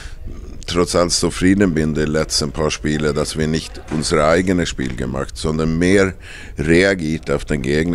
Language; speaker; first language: German; non-native, fluent; Swedish